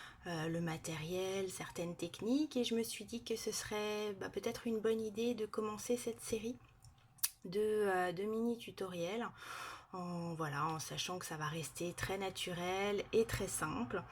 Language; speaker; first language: French; native; French